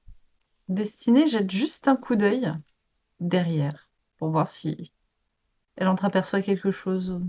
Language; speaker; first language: French; native; French